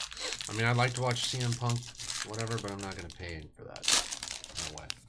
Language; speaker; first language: English; native; English